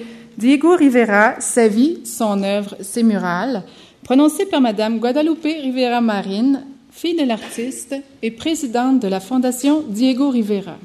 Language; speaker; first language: French; native; French